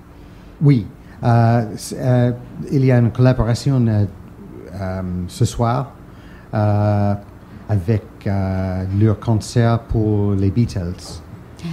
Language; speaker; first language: French; non-native, fluent; English